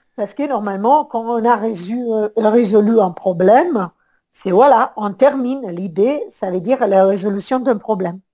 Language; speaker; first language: French; non-native, fluent; Italian